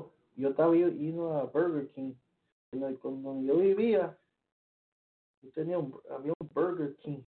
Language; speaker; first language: Spanish; early bilingual, heritage; Spanish